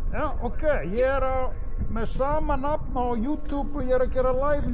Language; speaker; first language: Icelandic; non-native, fluent; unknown